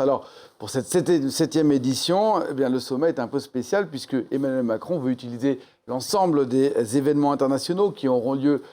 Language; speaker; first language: French; native; French